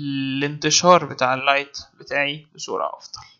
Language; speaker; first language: Arabic; native; Arabic